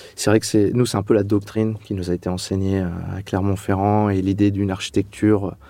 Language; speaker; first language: French; native; French